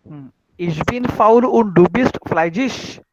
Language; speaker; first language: German; non-native, learner; Marathi